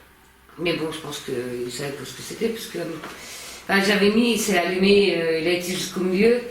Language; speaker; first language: French; native; French